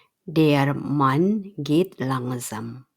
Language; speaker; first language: German; non-native, fluent; Indonesian